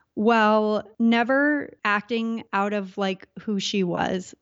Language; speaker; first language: English; native; English